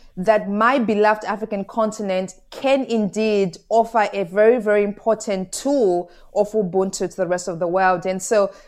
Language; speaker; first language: English; non-native, local second language; Shona